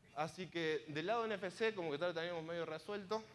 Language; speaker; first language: Spanish; native; Spanish